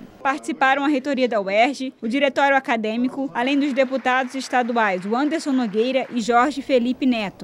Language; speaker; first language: Portuguese; native; Portuguese